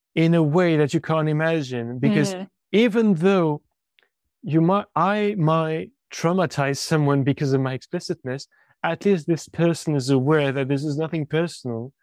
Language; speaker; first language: English; non-native, fluent; French